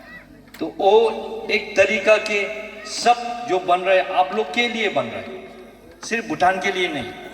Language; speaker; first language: Hindi; non-native, fluent; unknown